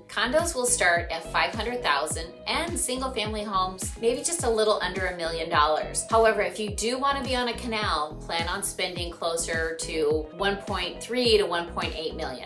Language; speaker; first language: English; native; English